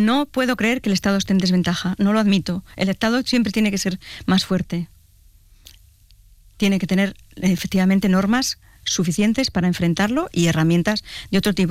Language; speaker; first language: Spanish; native; Spanish